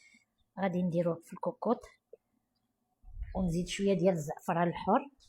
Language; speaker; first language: Arabic; native; Arabic